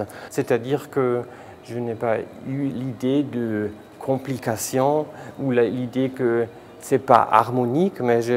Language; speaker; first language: French; non-native, fluent; German